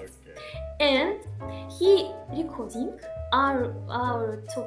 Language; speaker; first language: English; non-native, learner; Russian